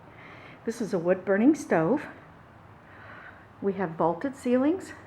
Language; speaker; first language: English; native; English